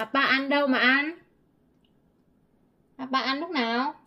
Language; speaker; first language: Vietnamese; native; Vietnamese